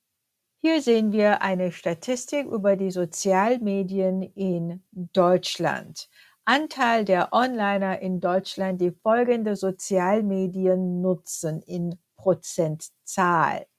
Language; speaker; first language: German; non-native, fluent; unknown